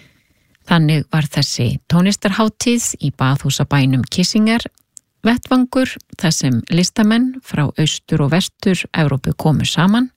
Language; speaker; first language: Icelandic; native; Icelandic